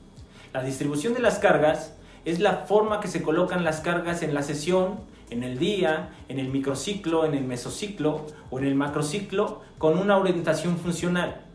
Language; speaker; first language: Spanish; native; Spanish